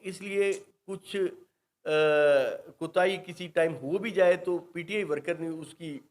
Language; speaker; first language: Urdu; non-native, local second language; Punjabi